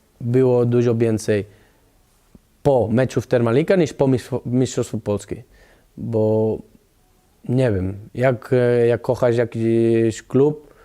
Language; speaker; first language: Polish; non-native, learner; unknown